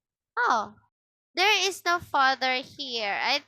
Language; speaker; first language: English; non-native, local second language; Filipino